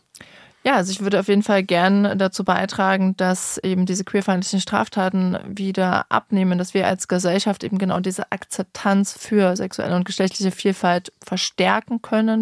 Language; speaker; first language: German; native; German